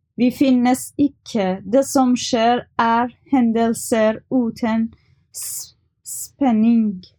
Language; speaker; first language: Norwegian; non-native, learner; Persian